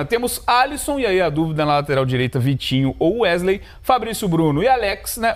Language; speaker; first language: Portuguese; native; Portuguese